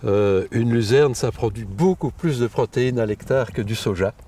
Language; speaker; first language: French; native; French